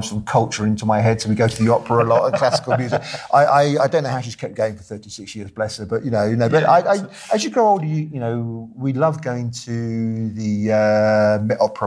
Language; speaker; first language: English; native; English